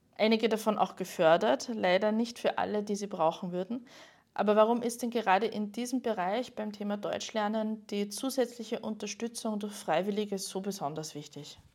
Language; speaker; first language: German; native; German